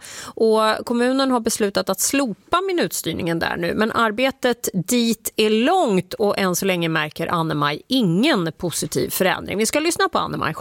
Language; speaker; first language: Swedish; native; Swedish